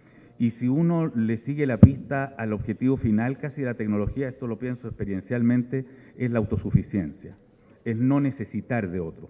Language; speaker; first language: Spanish; native; Spanish